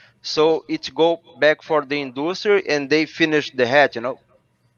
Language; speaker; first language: English; non-native, learner; Portuguese